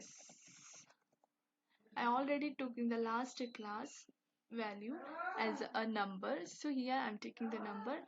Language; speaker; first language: English; non-native, local second language; Hindi